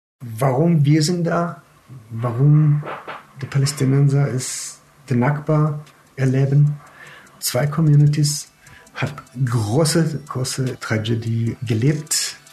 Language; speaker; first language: German; non-native, learner; Hebrew